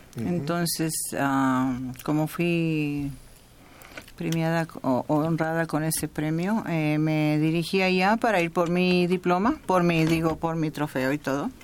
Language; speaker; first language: Spanish; native; Spanish